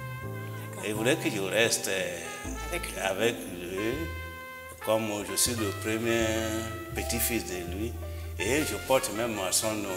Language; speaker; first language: French; non-native, local second language; Igbo